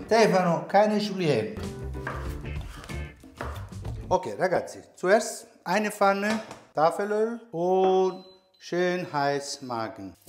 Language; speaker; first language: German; non-native, learner; Italian